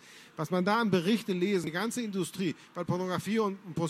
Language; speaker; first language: German; non-native, fluent; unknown